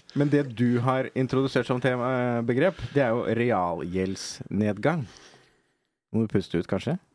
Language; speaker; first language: Norwegian; native; Norwegian